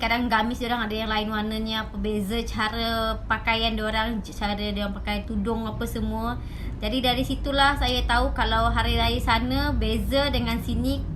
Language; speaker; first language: Malay; native; Malay